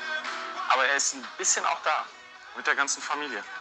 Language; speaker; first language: German; native; German